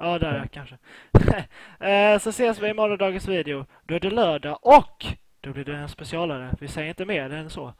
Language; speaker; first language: Swedish; native; Swedish